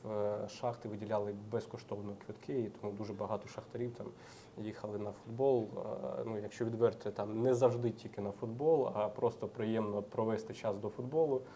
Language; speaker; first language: Ukrainian; non-native, local second language; Russian